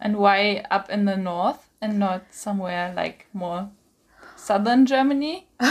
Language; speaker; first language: English; non-native, fluent; German